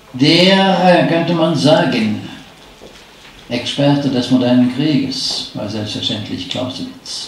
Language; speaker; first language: German; non-native, fluent; Norwegian